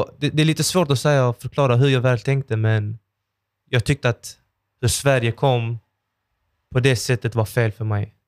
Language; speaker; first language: Swedish; early bilingual, other home language; Persian